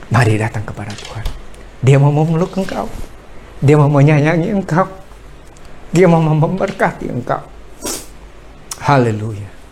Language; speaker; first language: Indonesian; native; Indonesian